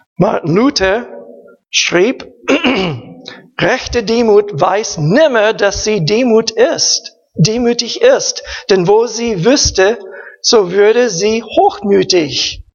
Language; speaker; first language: German; non-native, learner; English